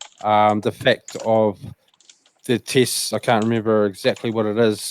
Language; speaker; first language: English; native; English